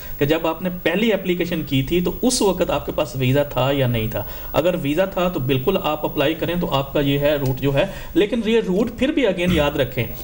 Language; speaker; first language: Urdu; non-native, local second language; Punjabi